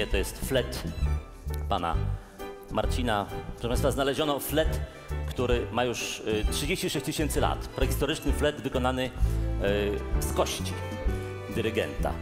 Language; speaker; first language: Polish; native; Polish